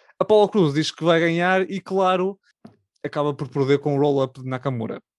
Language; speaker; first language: Portuguese; native; Portuguese